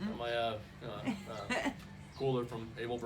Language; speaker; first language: English; native; English